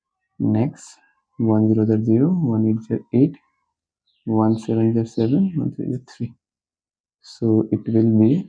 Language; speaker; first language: English; non-native, local second language; Hindi